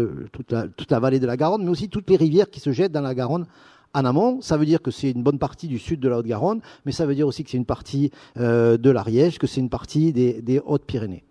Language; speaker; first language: French; native; French